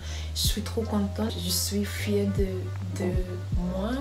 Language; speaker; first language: French; non-native, learner; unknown